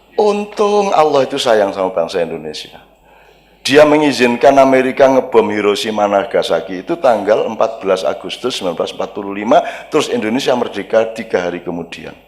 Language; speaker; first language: Indonesian; non-native, local second language; Javanese